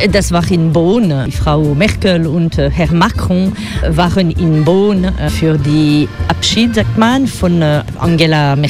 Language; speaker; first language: German; non-native, fluent; French